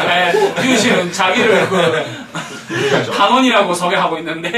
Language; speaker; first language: Korean; non-native, fluent; Japanese